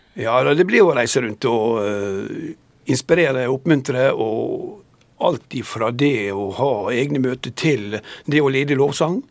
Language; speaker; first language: Norwegian; native; Norwegian